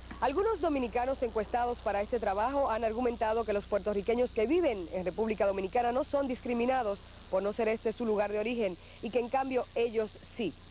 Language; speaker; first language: Spanish; native; Spanish